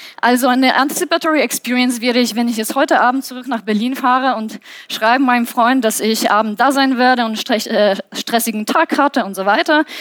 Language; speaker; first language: German; non-native, fluent; Polish